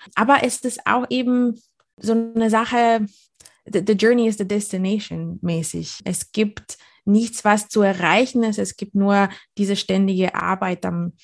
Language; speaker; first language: German; non-native, fluent; Bulgarian